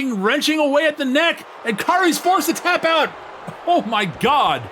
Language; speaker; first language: English; native; English